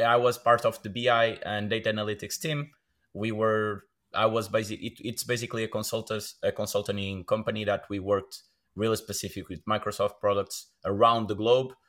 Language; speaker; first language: English; non-native, fluent; Portuguese